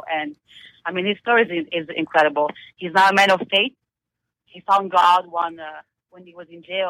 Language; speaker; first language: English; non-native, fluent; Italian